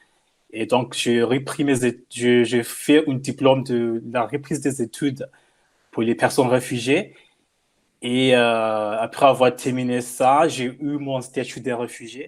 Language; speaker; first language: French; non-native, fluent; English